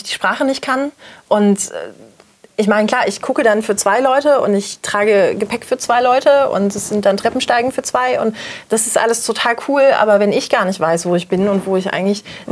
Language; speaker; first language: German; native; German